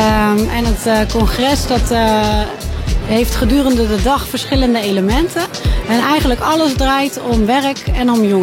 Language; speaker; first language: Dutch; native; Dutch